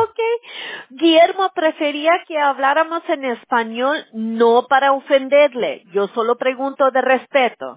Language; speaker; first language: Spanish; early bilingual, heritage; English